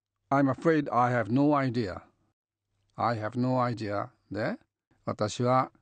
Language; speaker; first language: English; non-native, fluent; Japanese